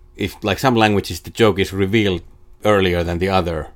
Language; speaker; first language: English; non-native, fluent; Finnish